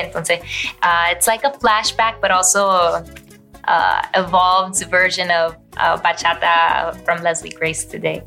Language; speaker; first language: English; early bilingual, other home language; Spanish